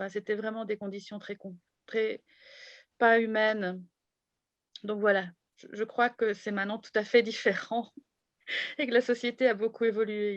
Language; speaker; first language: French; non-native, fluent; Spanish